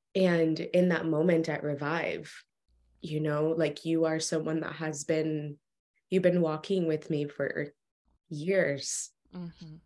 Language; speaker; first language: English; early bilingual, other home language; Spanish